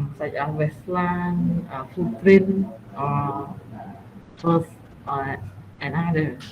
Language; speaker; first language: English; non-native, learner; Khmer